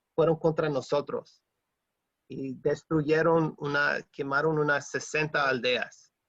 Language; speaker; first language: Spanish; non-native, fluent; English